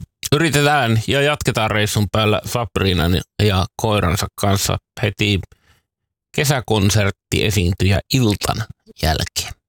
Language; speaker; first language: Finnish; native; Finnish